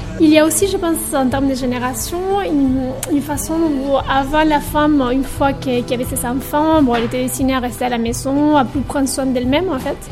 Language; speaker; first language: French; non-native, fluent; Spanish